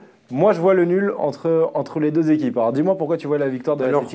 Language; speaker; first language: French; native; French